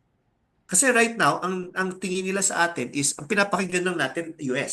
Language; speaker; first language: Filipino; native; Filipino